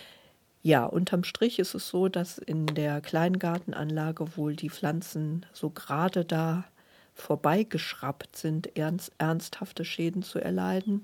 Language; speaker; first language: German; native; German